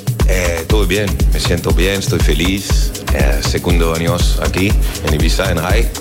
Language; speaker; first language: Spanish; non-native, learner; French